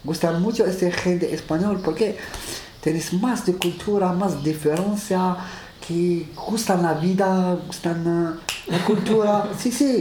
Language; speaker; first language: Spanish; non-native, learner; Arabic